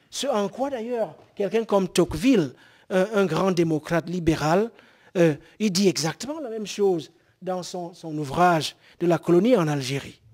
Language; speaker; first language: French; non-native, local second language; Basaa